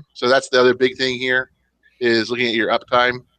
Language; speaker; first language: English; native; English